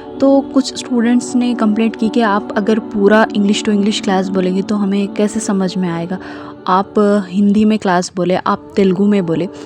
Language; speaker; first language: Hindi; non-native, local second language; Urdu